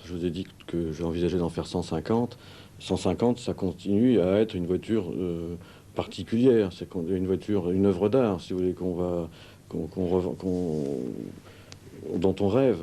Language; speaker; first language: French; native; French